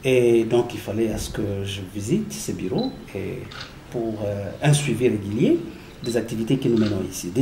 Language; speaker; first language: French; non-native, local second language; Swahili